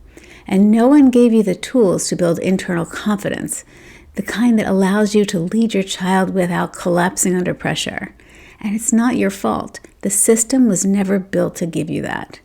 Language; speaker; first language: English; native; English